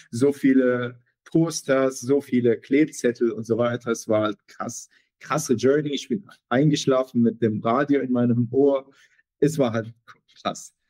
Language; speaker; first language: German; non-native, fluent; Arabic